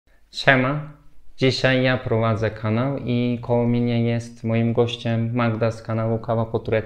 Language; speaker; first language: Polish; non-native, learner; Turkish